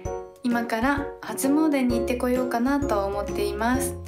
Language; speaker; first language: Japanese; native; Japanese